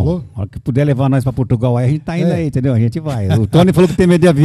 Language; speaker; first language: Portuguese; native; Portuguese